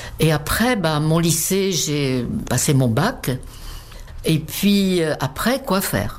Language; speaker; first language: French; non-native, fluent; Czech